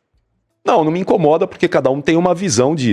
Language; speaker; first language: Portuguese; native; Portuguese